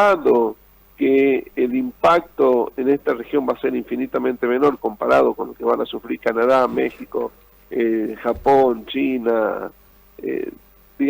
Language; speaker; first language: Spanish; native; Spanish